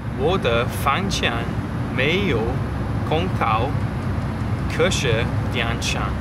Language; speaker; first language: Chinese; non-native, learner; English